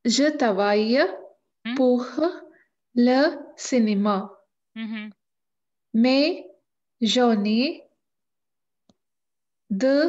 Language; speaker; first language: French; non-native, learner; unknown